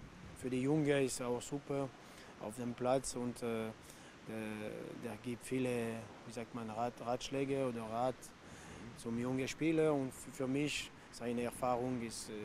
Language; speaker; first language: German; non-native, local second language; French